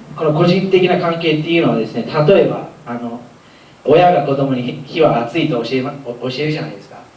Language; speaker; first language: Japanese; early bilingual, other home language; Korean